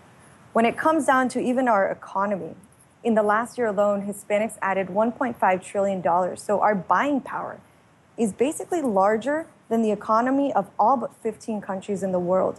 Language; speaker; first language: English; native; English